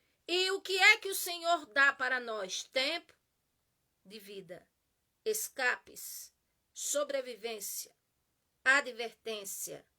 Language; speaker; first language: Portuguese; native; Portuguese